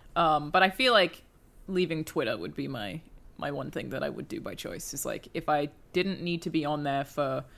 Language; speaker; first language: English; native; English